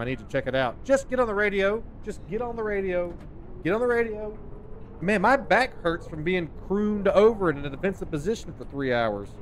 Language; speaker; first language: English; native; English